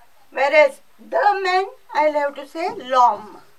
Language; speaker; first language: English; non-native, local second language; Konkani